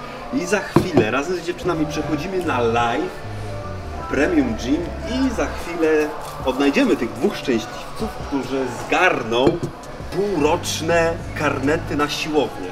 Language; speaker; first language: Polish; native; Polish